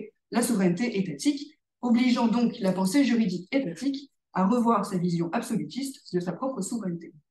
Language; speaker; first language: French; native; French